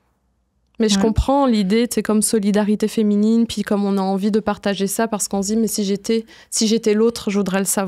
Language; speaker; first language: French; native; French